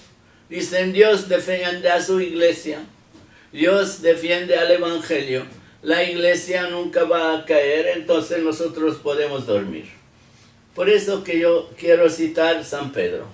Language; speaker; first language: Spanish; non-native, fluent; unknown